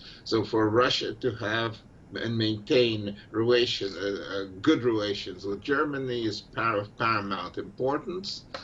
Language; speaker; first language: English; non-native, fluent; Russian